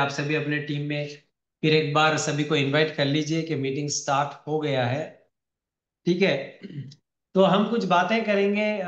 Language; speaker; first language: Hindi; non-native, local second language; Telugu